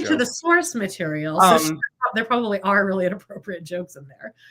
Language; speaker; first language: English; native; English